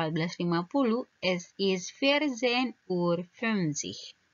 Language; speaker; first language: German; non-native, fluent; Indonesian